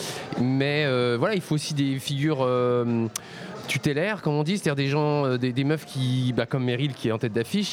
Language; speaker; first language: French; native; French